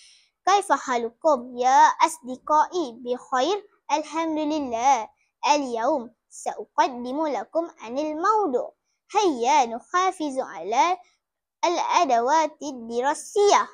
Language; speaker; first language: Arabic; non-native, learner; Malay